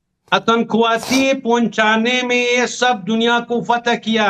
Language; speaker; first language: Hindi; non-native, fluent; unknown